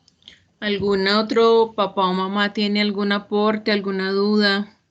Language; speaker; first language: Spanish; native; Spanish